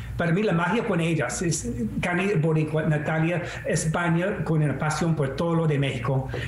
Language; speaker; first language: Spanish; non-native, fluent; English